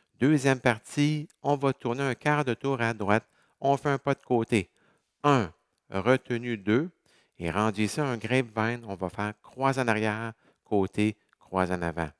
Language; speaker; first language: French; native; French